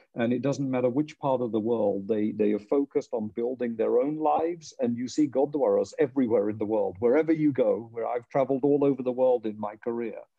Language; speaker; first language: English; non-native, local second language; Punjabi